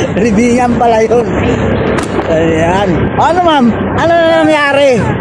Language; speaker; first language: Filipino; native; Filipino